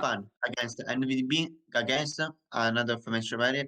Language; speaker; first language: English; non-native, learner; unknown